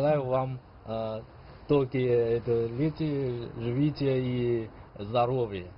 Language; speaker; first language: Russian; non-native, learner; Chinese